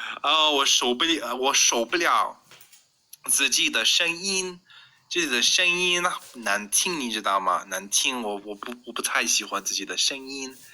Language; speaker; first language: Chinese; non-native, learner; English